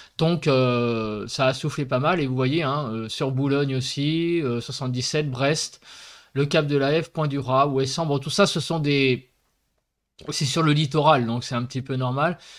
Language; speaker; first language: French; native; French